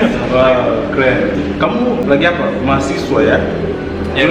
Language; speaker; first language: Indonesian; non-native, fluent; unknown